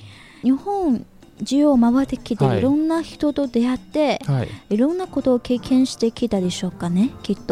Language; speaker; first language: Japanese; non-native, fluent; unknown